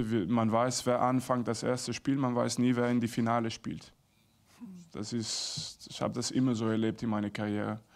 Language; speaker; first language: German; non-native, fluent; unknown